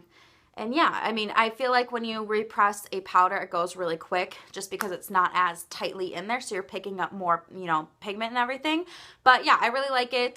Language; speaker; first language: English; native; English